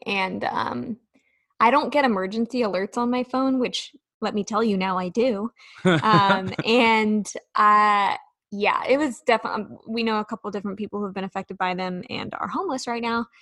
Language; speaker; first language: English; native; English